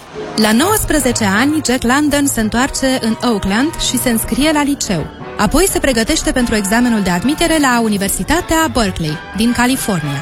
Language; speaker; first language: Romanian; native; Romanian